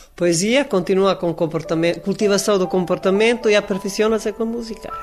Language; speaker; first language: Portuguese; non-native, learner; Croatian